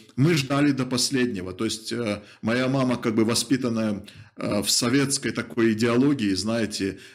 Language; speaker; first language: Russian; native; Russian